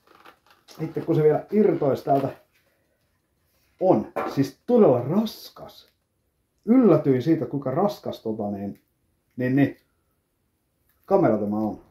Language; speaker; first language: Finnish; native; Finnish